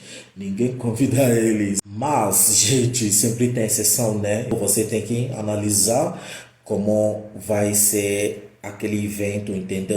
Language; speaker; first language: Portuguese; non-native, fluent; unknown